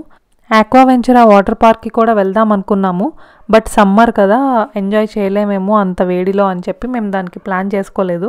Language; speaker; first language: Telugu; native; Telugu